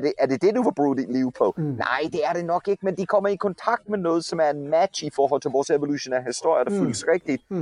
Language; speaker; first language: Danish; non-native, fluent; English